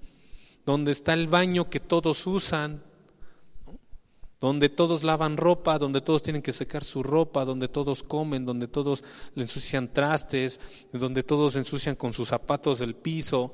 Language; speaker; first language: Spanish; native; Spanish